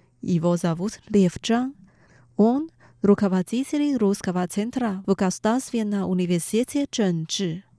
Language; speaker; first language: Russian; non-native, learner; Chinese